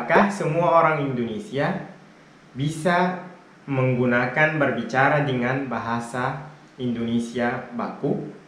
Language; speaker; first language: Indonesian; non-native, fluent; Arabic